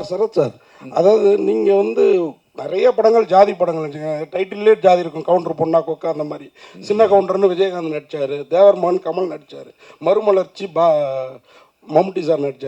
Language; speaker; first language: Tamil; native; Tamil